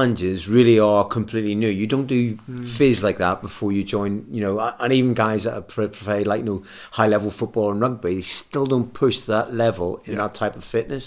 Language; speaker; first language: English; native; English